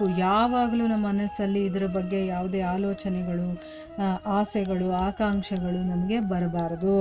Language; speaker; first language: Kannada; native; Kannada